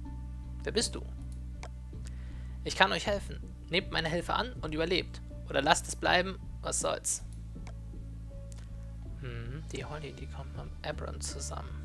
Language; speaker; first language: German; native; German